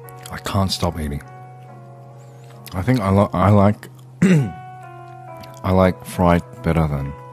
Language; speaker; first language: English; native; English